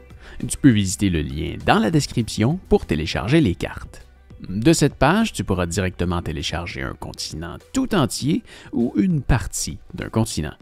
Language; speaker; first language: French; native; French